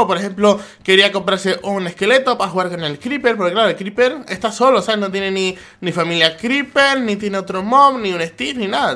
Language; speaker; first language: Spanish; native; Spanish